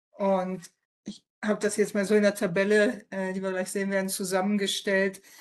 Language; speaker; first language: German; native; German